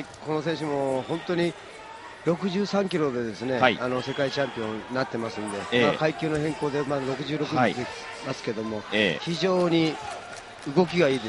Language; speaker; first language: Japanese; native; Japanese